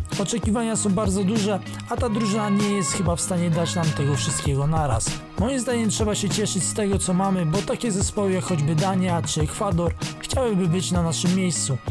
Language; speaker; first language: Polish; native; Polish